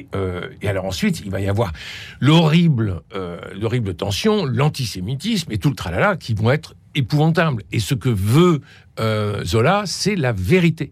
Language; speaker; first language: French; native; French